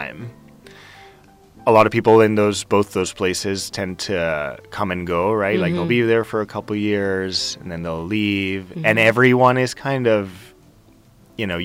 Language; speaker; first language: English; non-native, fluent; Spanish